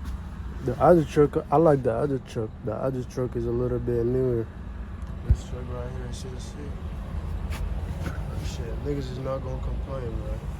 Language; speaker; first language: English; native; English